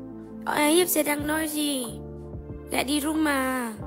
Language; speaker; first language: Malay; non-native, learner; Vietnamese